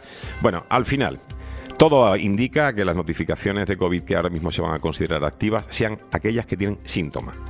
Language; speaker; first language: Spanish; native; Spanish